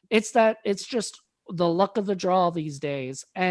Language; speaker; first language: English; native; English